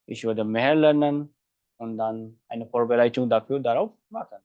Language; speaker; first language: German; non-native, fluent; Hindi